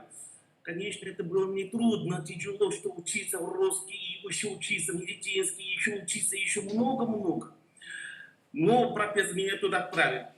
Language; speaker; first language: Russian; non-native, learner; Korean